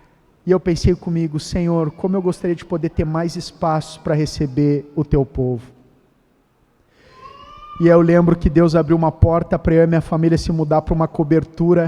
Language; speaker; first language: Portuguese; native; Portuguese